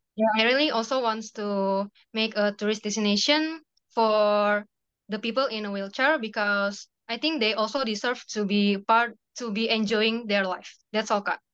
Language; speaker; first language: English; non-native, fluent; Indonesian